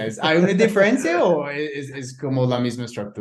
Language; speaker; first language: Spanish; non-native, fluent; English